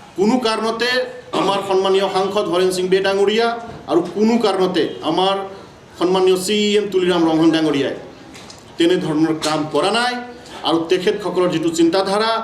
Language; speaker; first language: Assamese; non-native, local second language; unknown